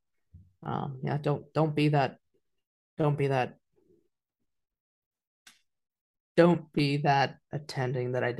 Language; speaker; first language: English; native; English